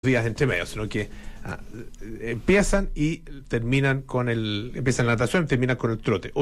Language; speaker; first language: Spanish; native; Spanish